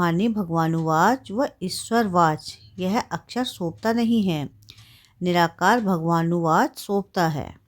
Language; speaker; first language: Hindi; native; Hindi